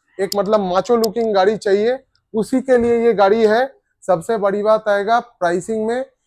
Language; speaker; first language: Hindi; non-native, local second language; Bangla